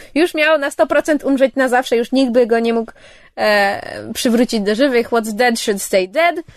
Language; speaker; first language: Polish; early bilingual, heritage; English